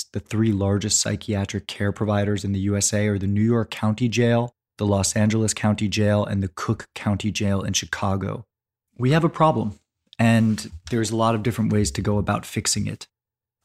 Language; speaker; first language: English; native; English